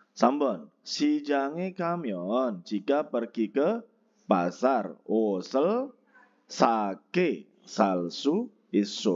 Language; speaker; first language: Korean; non-native, fluent; Indonesian